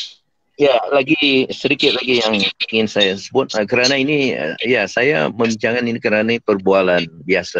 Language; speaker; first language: Malay; native; Malay